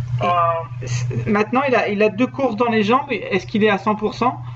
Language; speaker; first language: French; native; French